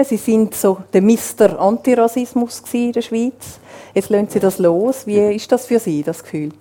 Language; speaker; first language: German; native; German